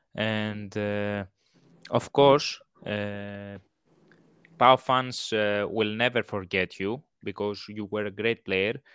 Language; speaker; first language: English; non-native, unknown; Greek